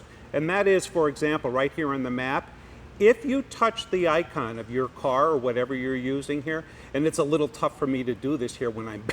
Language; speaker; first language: English; native; English